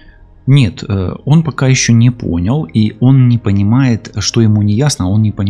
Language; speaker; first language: Russian; non-native, local second language; Ukrainian